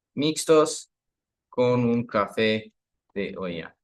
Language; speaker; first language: Spanish; non-native, fluent; English